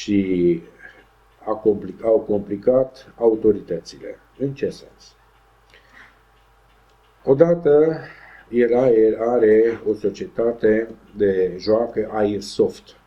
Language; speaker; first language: Romanian; non-native, local second language; Hungarian